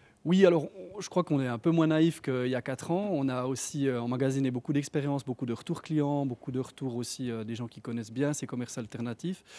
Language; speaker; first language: French; native; French